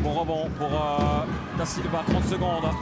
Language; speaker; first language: French; native; French